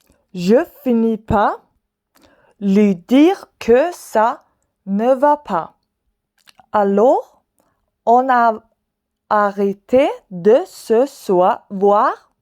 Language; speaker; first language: French; non-native, fluent; Swedish